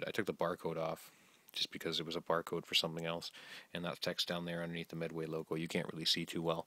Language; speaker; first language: English; native; English